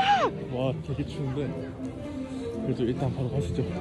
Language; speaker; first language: Korean; native; Korean